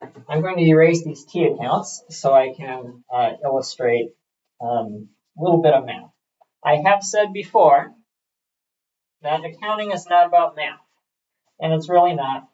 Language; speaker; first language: English; native; English